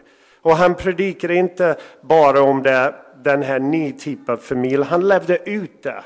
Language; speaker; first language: Swedish; non-native, fluent; English